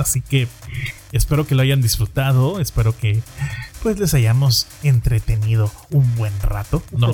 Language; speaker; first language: Spanish; native; Spanish